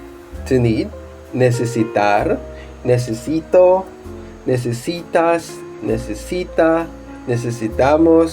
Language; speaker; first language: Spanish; non-native, learner; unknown